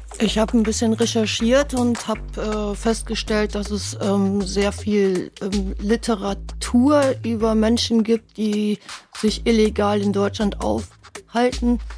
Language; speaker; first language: German; native; German